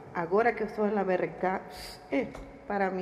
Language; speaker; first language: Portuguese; non-native, learner; Spanish